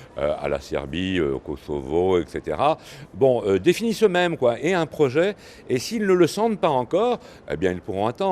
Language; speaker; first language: French; native; French